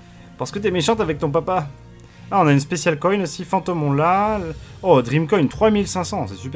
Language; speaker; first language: French; native; French